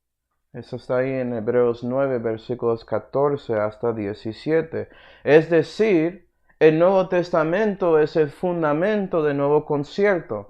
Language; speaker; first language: Spanish; early bilingual, heritage; Spanish